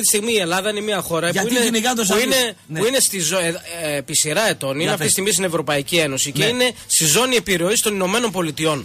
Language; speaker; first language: Greek; native; Greek